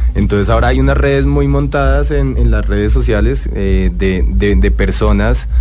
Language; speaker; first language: Spanish; native; Spanish